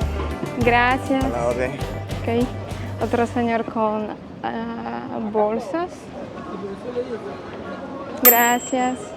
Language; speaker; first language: Spanish; non-native, fluent; Polish